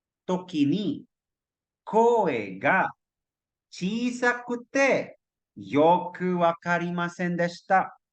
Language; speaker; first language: Japanese; non-native, fluent; Cebuano